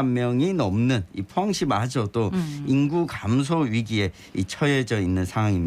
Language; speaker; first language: Korean; native; Korean